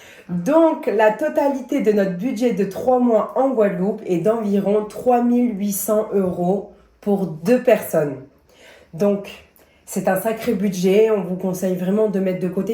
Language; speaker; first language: French; native; French